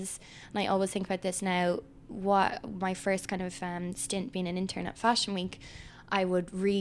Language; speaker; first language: English; native; English